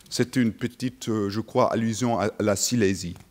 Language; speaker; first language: French; non-native, fluent; German